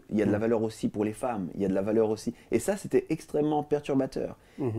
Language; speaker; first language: French; native; French